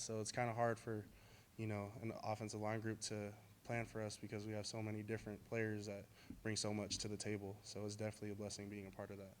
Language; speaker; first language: English; native; English